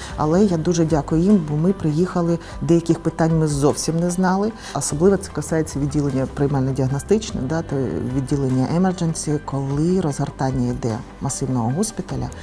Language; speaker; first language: Ukrainian; non-native, local second language; Russian